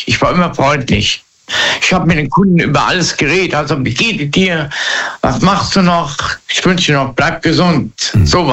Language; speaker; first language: German; native; German